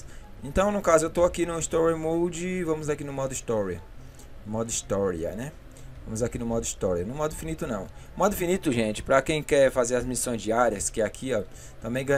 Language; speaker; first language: Portuguese; native; Portuguese